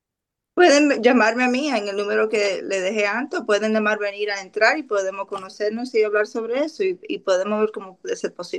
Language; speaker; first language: Spanish; early bilingual, other home language; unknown